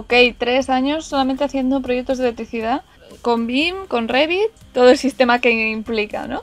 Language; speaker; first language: Spanish; native; Spanish